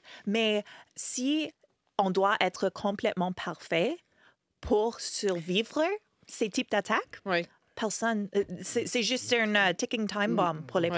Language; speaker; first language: French; non-native, fluent; English